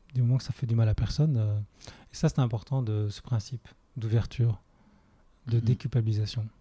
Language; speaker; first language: French; native; French